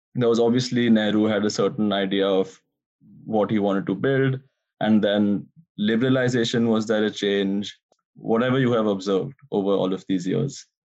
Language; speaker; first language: English; non-native, local second language; Hindi